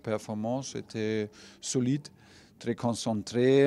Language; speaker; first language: French; non-native, fluent; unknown